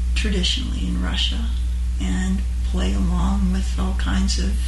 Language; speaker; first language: English; native; English